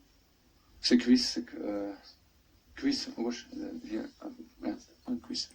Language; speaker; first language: French; non-native, fluent; German